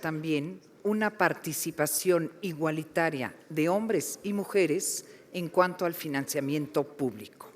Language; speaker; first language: Spanish; native; Spanish